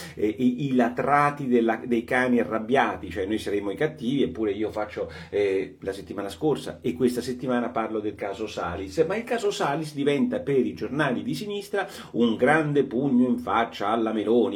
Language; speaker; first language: Italian; native; Italian